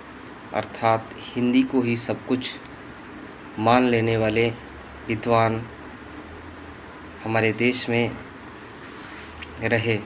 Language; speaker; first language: Hindi; native; Hindi